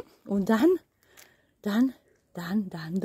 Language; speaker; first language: German; non-native, learner; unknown